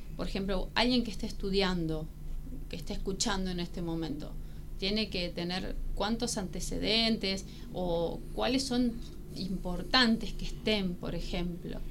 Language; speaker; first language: Spanish; native; Spanish